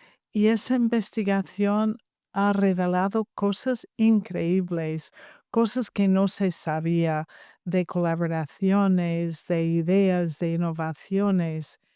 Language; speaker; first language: Spanish; non-native, fluent; English